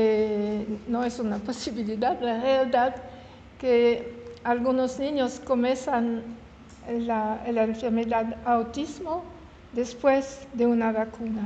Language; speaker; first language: Spanish; non-native, learner; French